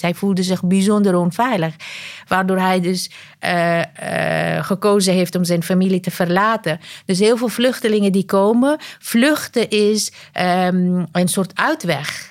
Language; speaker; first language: Dutch; non-native, fluent; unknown